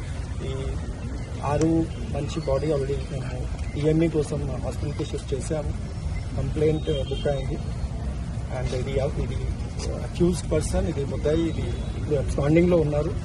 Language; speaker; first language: Telugu; non-native, local second language; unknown